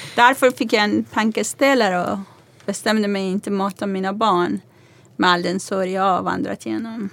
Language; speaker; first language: Swedish; non-native, fluent; Persian